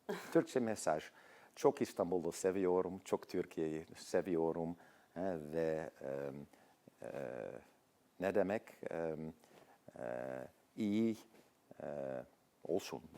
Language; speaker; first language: Turkish; non-native, learner; Dutch